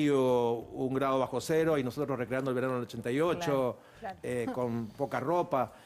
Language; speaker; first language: Spanish; native; Spanish